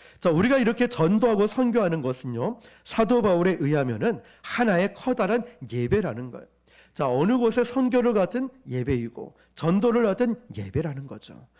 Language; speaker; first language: Korean; native; Korean